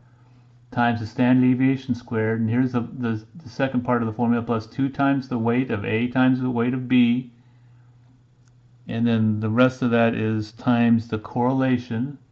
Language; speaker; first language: English; native; English